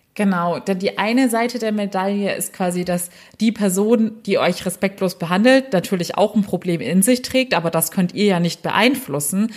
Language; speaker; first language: German; early bilingual, other home language; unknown